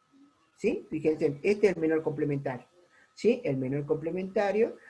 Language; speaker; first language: Spanish; native; Spanish